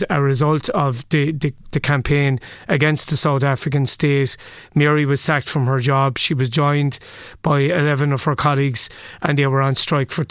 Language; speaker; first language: English; native; English